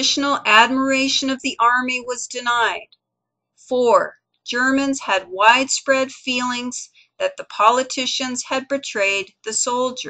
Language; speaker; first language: English; native; English